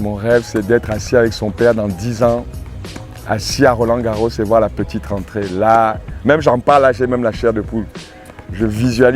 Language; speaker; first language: French; native; French